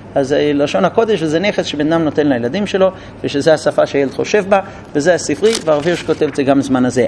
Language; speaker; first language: Hebrew; non-native, fluent; English